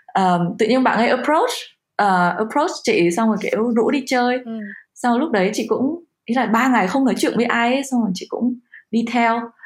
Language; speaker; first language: Vietnamese; early bilingual, heritage; Vietnamese